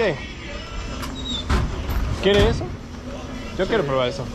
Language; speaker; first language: Portuguese; non-native, learner; Danish